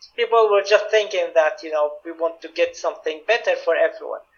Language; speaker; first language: English; non-native, fluent; Arabic